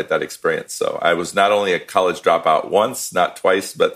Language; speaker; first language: English; native; English